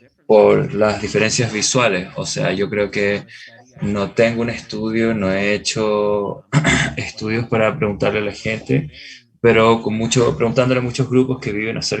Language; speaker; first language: Spanish; non-native, fluent; English